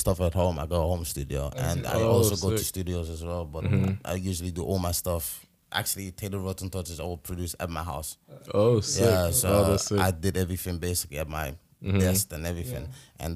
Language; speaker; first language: English; native; English